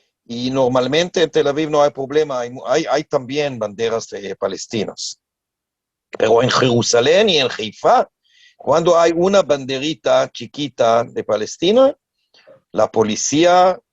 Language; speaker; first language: Spanish; non-native, learner; Hebrew